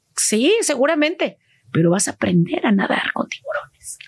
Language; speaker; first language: Spanish; native; Spanish